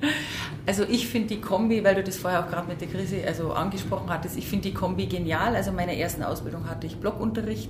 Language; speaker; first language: German; native; German